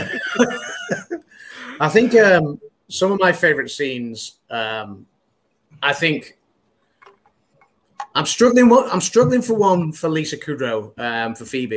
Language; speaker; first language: English; native; English